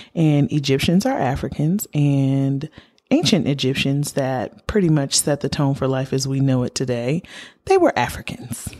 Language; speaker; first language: English; native; English